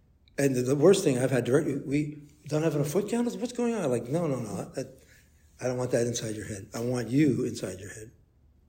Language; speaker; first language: English; native; English